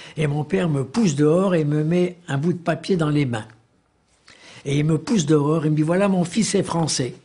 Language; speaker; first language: French; native; French